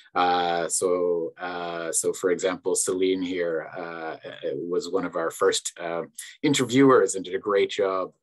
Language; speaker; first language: English; native; English